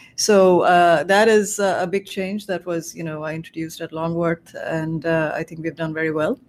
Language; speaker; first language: English; non-native, local second language; Bangla